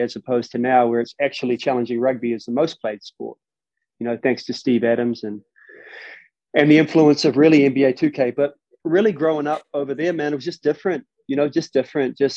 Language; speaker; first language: English; native; English